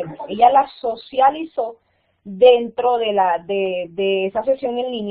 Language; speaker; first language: Spanish; native; Spanish